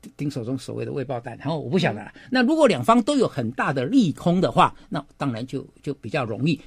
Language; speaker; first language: Chinese; native; Chinese